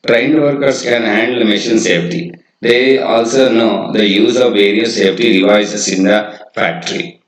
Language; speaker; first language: English; non-native, local second language; Kannada